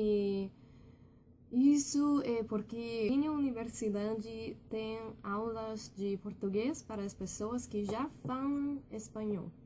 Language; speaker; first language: Portuguese; non-native, learner; English